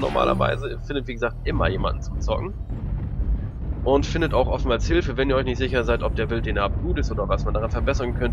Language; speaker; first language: German; native; German